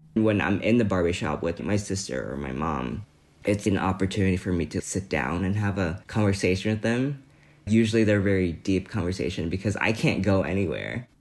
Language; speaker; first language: English; early bilingual, other home language; Vietnamese